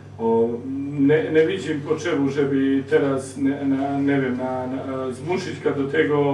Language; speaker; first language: Polish; non-native, learner; Serbian